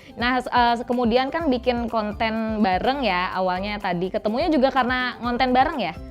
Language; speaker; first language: Indonesian; native; Indonesian